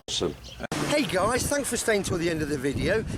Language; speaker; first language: English; native; English